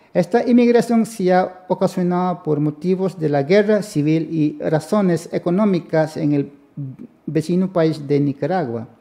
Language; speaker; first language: Spanish; non-native, local second language; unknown